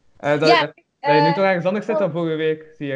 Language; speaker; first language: Dutch; native; Dutch